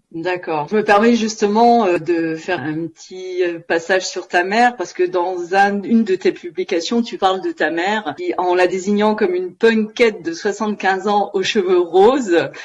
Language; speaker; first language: French; native; French